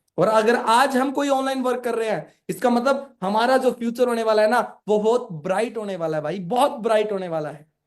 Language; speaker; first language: Hindi; native; Hindi